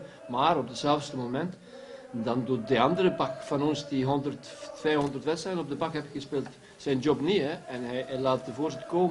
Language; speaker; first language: Dutch; non-native, fluent; Icelandic